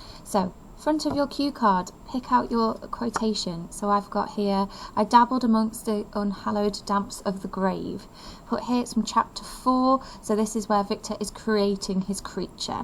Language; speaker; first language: English; native; English